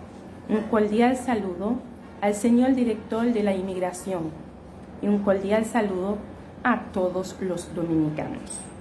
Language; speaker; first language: Spanish; non-native, fluent; Haitian Creole